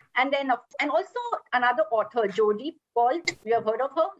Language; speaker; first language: English; non-native, local second language; Gujarati